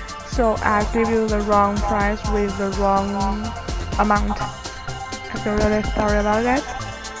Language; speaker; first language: English; non-native, learner; Chinese